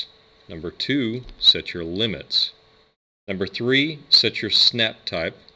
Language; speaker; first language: English; native; English